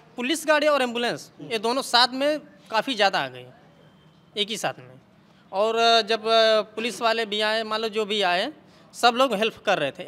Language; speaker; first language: Hindi; native; Hindi